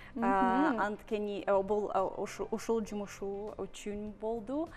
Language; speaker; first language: Kyrgyz; non-native, learner; English